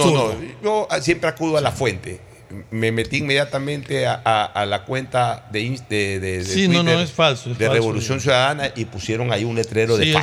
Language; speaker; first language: Spanish; native; Spanish